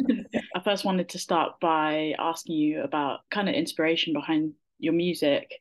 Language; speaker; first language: English; native; English